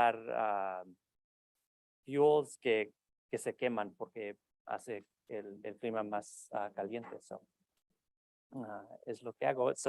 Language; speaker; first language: Spanish; early bilingual, heritage; Spanish